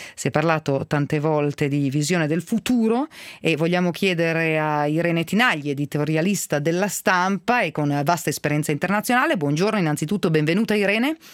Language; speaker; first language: Italian; native; Italian